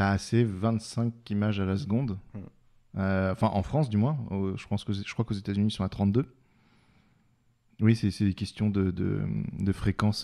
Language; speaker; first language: French; native; French